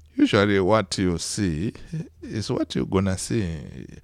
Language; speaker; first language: English; non-native, local second language; Shona